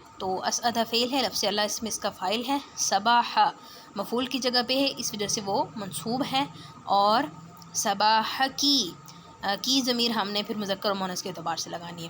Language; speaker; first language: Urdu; non-native, local second language; Punjabi